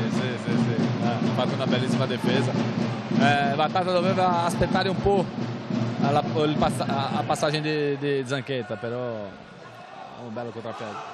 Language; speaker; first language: Italian; non-native, fluent; Portuguese